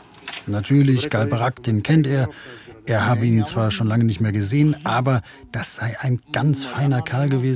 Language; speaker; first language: German; native; German